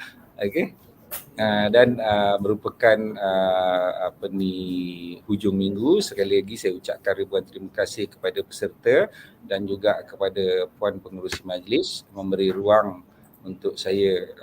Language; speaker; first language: Malay; native; Malay